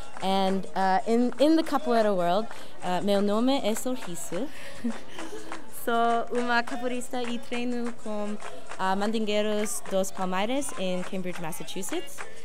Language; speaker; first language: Portuguese; non-native, learner; English